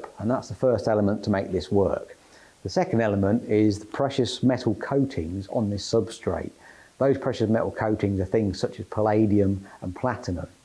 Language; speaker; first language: English; native; English